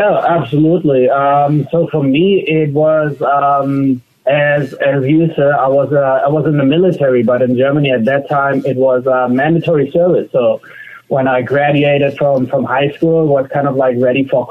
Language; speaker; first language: English; non-native, fluent; German